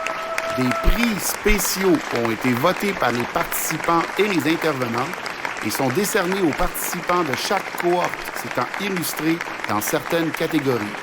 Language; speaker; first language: French; native; French